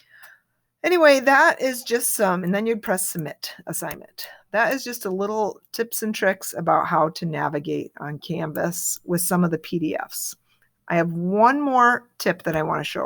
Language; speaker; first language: English; native; English